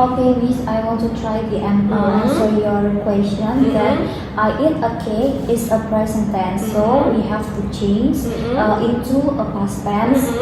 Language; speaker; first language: English; non-native, learner; Indonesian